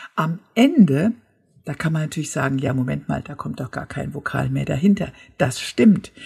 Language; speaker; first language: German; native; German